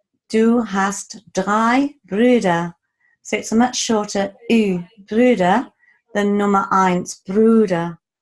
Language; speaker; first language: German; non-native, fluent; English